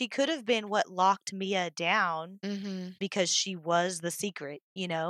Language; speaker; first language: English; native; English